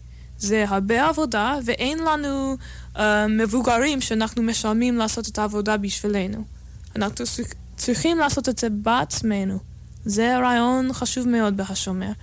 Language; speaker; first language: Hebrew; non-native, fluent; English